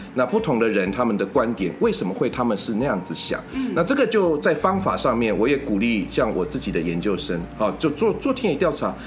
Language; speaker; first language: Chinese; native; Chinese